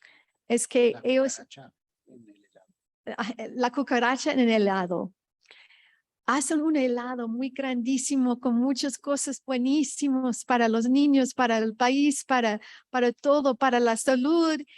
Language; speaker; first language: Spanish; non-native, fluent; English